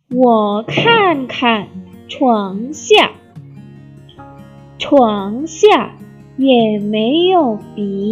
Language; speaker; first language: Chinese; non-native, fluent; Indonesian